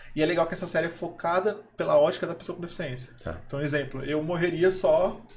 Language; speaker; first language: Portuguese; native; Portuguese